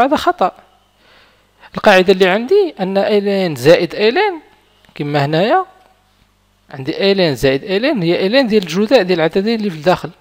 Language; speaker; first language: Arabic; native; Arabic